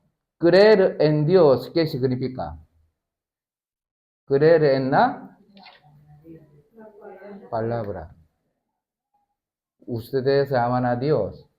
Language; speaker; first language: Spanish; non-native, learner; Korean